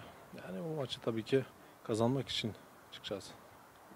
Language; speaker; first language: Turkish; early bilingual, other home language; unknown